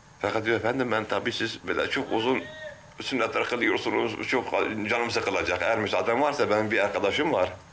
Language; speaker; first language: Turkish; non-native, local second language; Kurdish